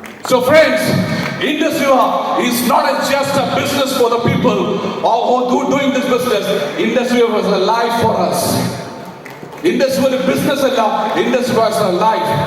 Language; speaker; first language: English; non-native, local second language; Malayalam